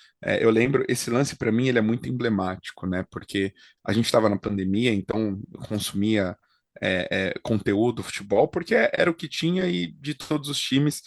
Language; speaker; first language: Portuguese; native; Portuguese